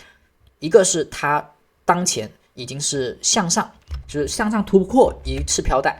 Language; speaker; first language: Chinese; native; Chinese